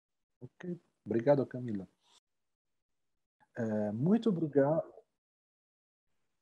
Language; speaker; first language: Portuguese; non-native, fluent; Italian